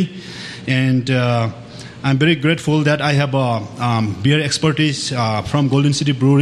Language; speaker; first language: English; non-native, local second language; Sherpa